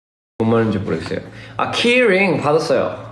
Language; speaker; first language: Korean; early bilingual, heritage; Korean